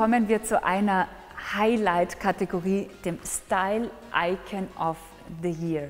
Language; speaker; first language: German; native; German